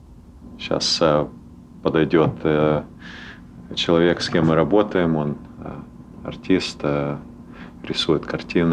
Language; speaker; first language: Russian; early bilingual, heritage; Russian